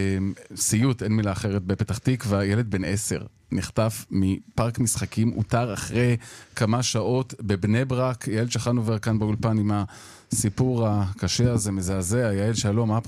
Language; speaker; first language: Hebrew; native; Hebrew